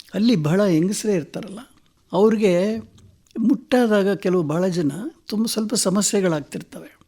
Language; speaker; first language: Kannada; native; Kannada